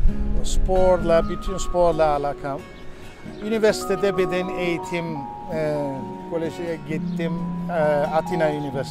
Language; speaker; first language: Turkish; non-native, local second language; Greek